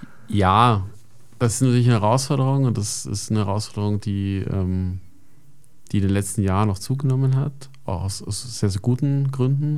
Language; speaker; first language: German; native; German